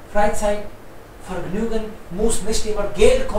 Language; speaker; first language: German; non-native, fluent; Hindi